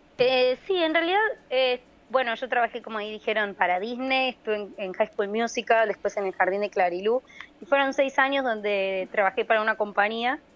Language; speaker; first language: Spanish; native; Spanish